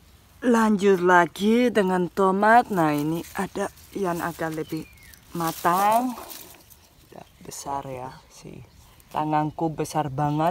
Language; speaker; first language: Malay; non-native, fluent; Spanish